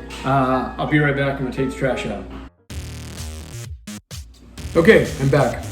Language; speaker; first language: English; native; English